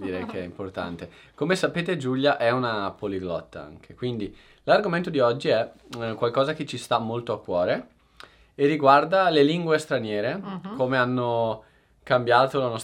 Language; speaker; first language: Italian; native; Italian